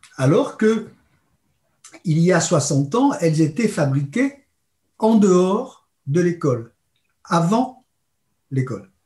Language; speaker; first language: French; native; French